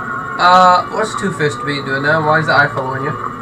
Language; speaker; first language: English; native; English